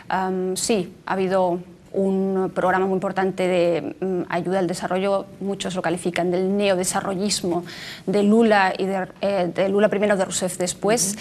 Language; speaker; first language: Spanish; native; Spanish